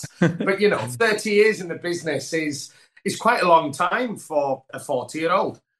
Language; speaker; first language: English; non-native, local second language; Welsh